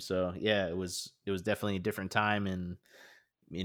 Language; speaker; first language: English; native; English